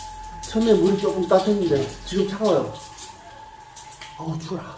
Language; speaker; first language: Korean; native; Korean